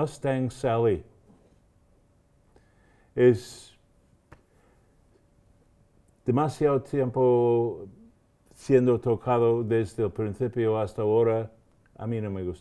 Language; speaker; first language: Spanish; non-native, fluent; English